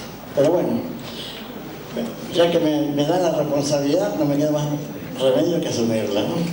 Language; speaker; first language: Spanish; native; Spanish